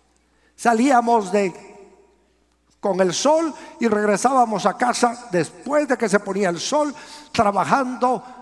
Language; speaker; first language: Spanish; native; Spanish